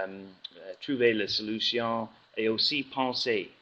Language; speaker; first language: French; non-native, learner; English